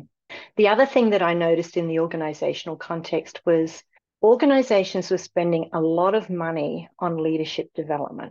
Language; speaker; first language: English; native; English